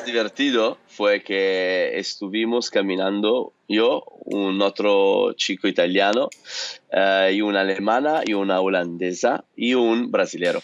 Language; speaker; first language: Spanish; non-native, fluent; Italian